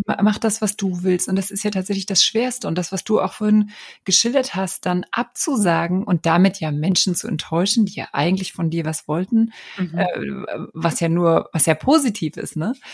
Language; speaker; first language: German; native; German